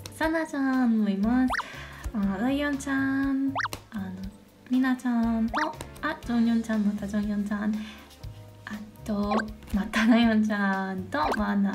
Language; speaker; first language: Japanese; non-native, learner; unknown